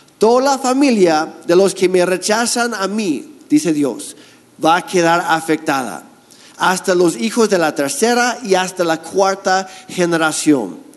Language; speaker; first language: Spanish; non-native, fluent; English